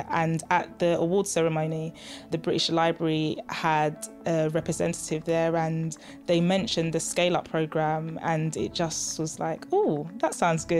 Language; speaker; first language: English; native; English